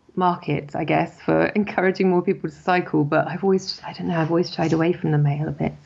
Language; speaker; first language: English; native; English